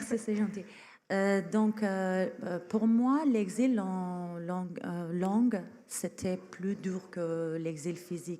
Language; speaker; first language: French; non-native, fluent; Persian